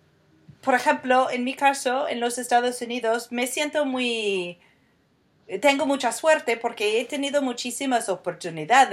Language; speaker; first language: Spanish; non-native, fluent; English